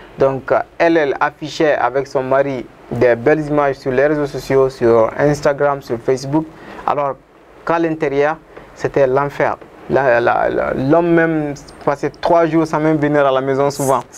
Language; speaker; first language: French; non-native, local second language; Bambara